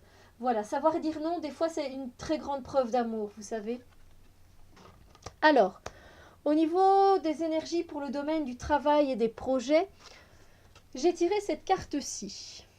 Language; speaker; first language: French; native; French